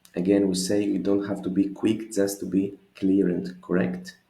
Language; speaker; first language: English; non-native, fluent; Greek